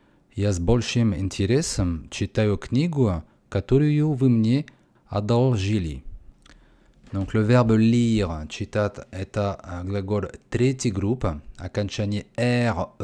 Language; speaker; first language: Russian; non-native, learner; French